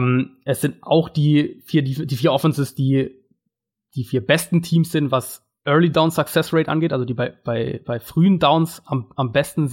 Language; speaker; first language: German; native; German